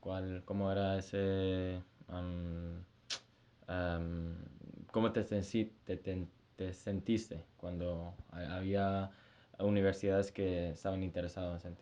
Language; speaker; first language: Spanish; early bilingual, heritage; Spanish